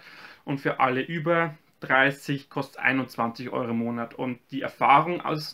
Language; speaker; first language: German; native; German